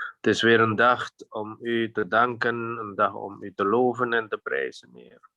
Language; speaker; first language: Dutch; non-native, fluent; Indonesian